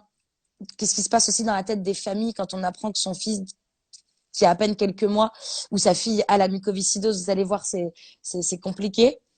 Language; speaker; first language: French; native; French